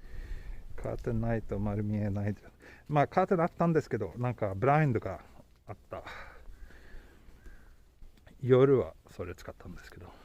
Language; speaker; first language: Japanese; non-native, fluent; Swedish